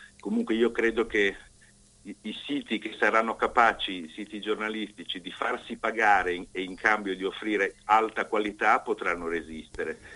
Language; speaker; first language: Italian; native; Italian